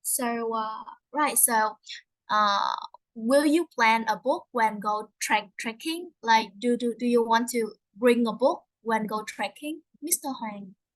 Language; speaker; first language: English; non-native, fluent; Vietnamese